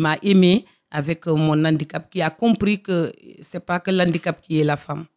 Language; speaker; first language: French; non-native, local second language; Fula